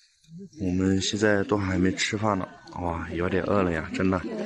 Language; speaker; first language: Chinese; non-native, local second language; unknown